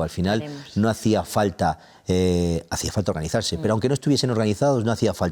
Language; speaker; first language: Spanish; native; Spanish